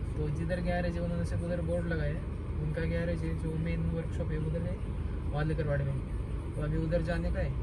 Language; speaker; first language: Hindi; non-native, local second language; Marathi